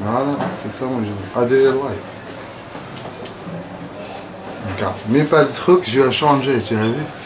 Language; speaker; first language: French; non-native, learner; Arabic